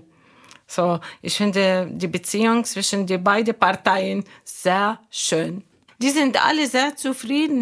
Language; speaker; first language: German; non-native, learner; Arabic